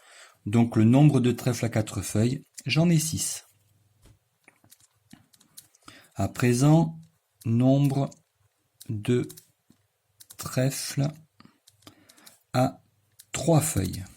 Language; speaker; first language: French; native; French